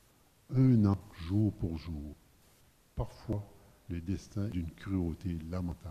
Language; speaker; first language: French; native; French